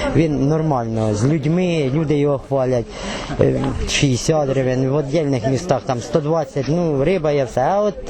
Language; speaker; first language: Ukrainian; native; Ukrainian